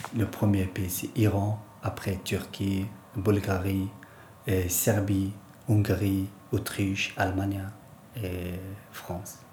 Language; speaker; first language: French; non-native, learner; Persian